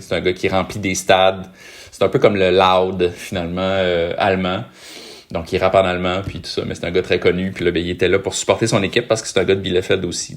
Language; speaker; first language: French; native; French